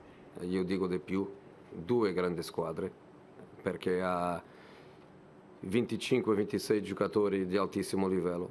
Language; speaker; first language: Italian; non-native, fluent; Portuguese